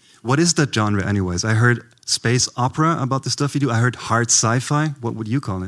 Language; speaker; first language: English; non-native, fluent; German